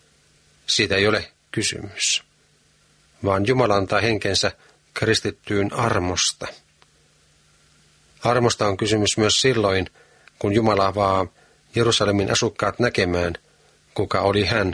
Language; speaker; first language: Finnish; native; Finnish